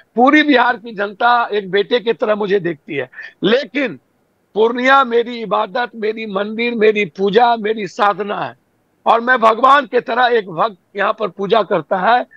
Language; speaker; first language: Hindi; native; Hindi